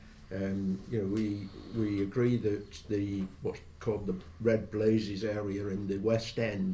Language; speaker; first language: English; native; English